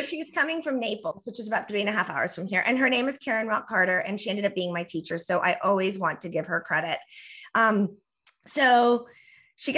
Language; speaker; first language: English; early bilingual, other home language; Spanish